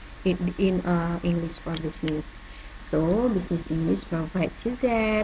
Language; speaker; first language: English; non-native, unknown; Indonesian